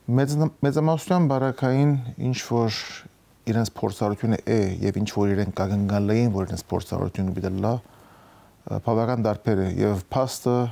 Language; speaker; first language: Armenian; early bilingual, heritage; Armenian